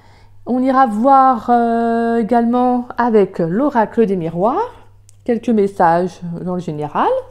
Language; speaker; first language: French; native; French